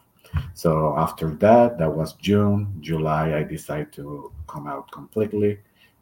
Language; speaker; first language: English; non-native, fluent; Spanish